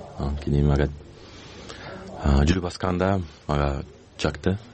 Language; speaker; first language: Kyrgyz; non-native, learner; English